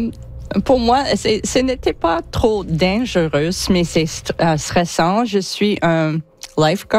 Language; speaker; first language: French; non-native, learner; English